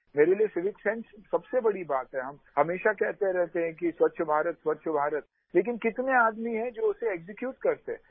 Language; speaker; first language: Hindi; non-native, local second language; Tulu